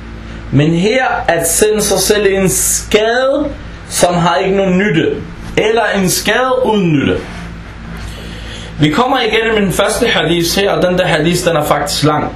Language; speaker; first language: Danish; non-native, fluent; Arabic